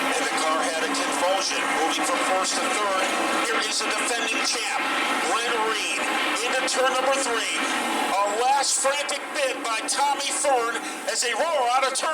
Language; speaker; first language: English; native; English